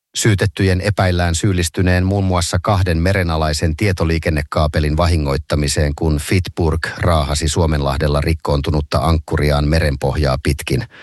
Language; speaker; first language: Finnish; native; Finnish